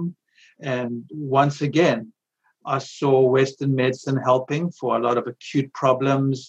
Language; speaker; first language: English; native; English